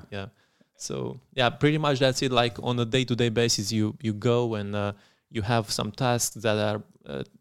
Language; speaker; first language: English; non-native, fluent; Romanian